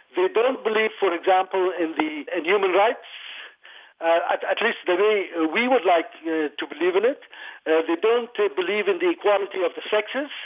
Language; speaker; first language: English; non-native, fluent; Persian